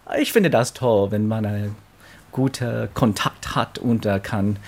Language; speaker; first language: German; non-native, learner; English